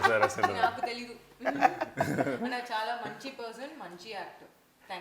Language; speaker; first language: Telugu; non-native, learner; Tamil